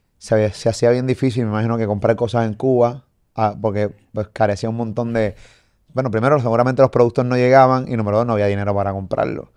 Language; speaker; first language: Spanish; native; Spanish